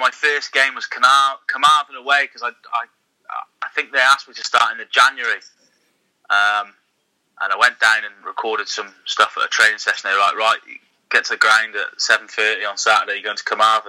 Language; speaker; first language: English; native; English